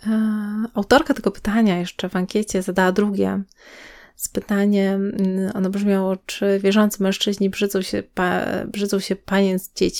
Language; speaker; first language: Polish; native; Polish